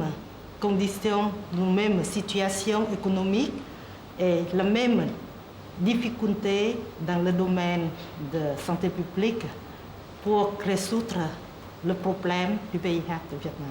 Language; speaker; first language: French; non-native, learner; Vietnamese